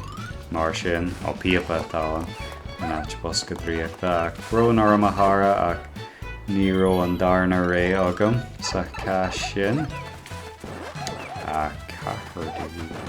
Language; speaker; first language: Irish; non-native, local second language; English